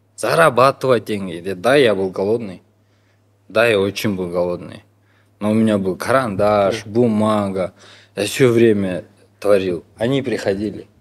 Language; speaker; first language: Russian; non-native, local second language; Kyrgyz